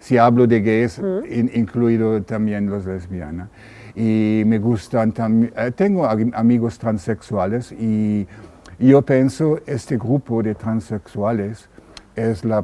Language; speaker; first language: Spanish; non-native, learner; German